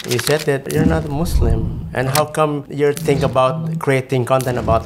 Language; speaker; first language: English; non-native, fluent; Indonesian